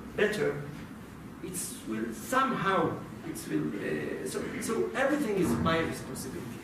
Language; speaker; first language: English; non-native, fluent; Hebrew